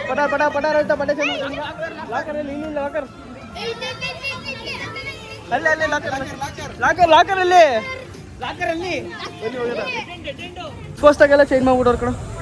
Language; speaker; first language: Kannada; native; Kannada